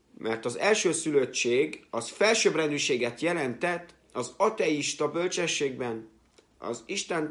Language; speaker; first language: Hungarian; native; Hungarian